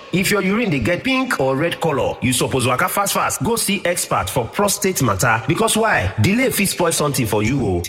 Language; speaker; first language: Nigerian Pidgin; native; Nigerian Pidgin